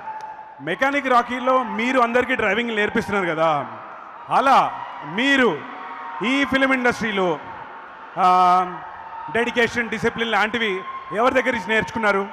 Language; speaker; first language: Telugu; native; Telugu